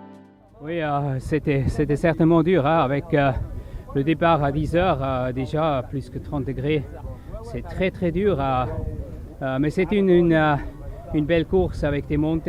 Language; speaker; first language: French; non-native, fluent; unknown